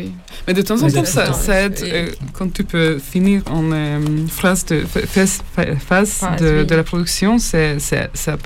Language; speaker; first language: French; non-native, learner; Hungarian